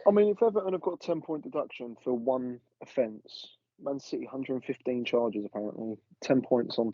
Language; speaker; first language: English; native; English